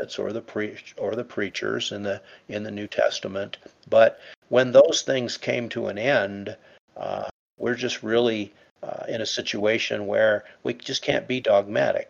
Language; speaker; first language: English; native; English